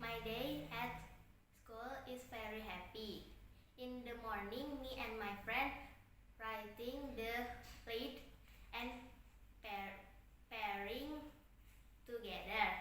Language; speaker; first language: English; non-native, learner; Indonesian